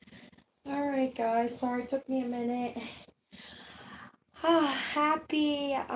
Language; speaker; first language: English; native; English